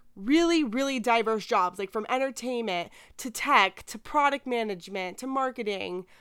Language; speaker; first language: English; native; English